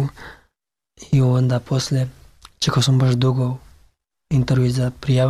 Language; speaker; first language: Serbian; non-native, learner; Pashto